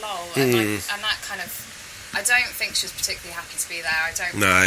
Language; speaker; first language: English; native; English